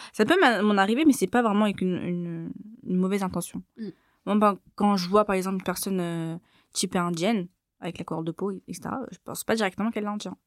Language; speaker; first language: French; native; French